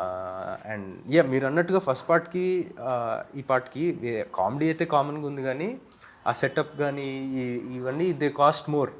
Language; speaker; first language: Telugu; native; Telugu